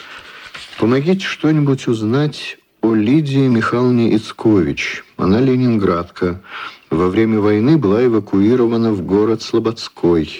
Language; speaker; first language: Russian; native; Russian